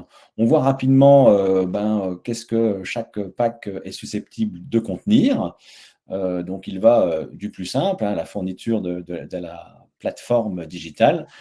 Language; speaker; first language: French; native; French